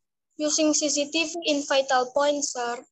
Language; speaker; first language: English; non-native, learner; Indonesian